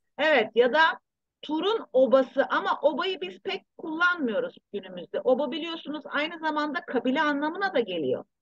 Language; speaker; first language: Turkish; early bilingual, heritage; Turkish